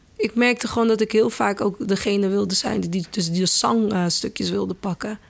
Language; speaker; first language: Dutch; early bilingual, other home language; Kabuverdianu